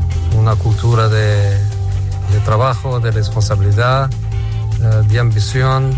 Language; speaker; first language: Spanish; non-native, fluent; Portuguese